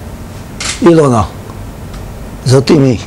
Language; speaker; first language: Hebrew; non-native, fluent; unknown